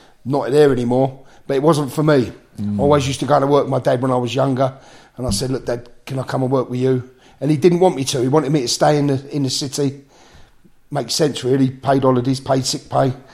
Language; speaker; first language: English; native; English